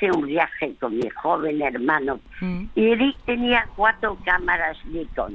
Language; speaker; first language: Spanish; early bilingual, other home language; French